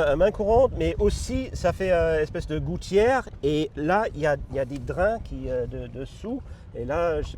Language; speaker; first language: French; non-native, fluent; English